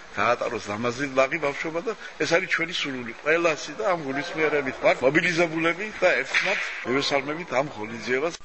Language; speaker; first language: Georgian; native; Georgian